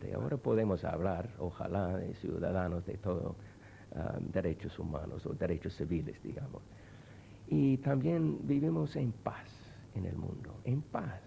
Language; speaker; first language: Spanish; non-native, fluent; English